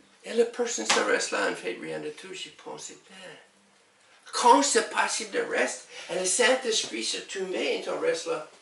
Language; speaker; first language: French; non-native, learner; English